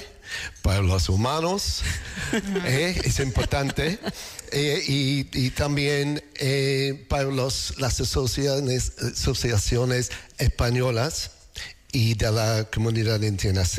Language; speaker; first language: Spanish; non-native, learner; English